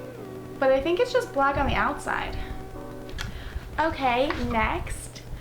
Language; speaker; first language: English; native; English